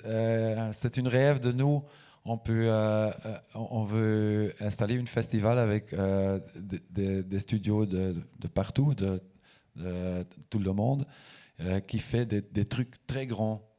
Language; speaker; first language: French; non-native, local second language; Dutch